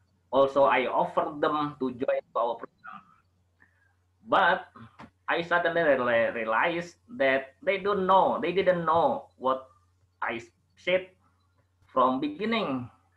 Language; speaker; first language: English; non-native, learner; Indonesian